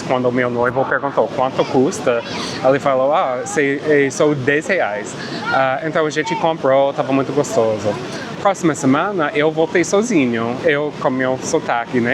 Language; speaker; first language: Portuguese; non-native, fluent; English